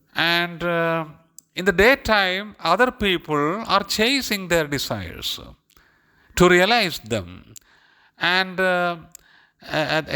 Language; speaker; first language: English; non-native, local second language; Malayalam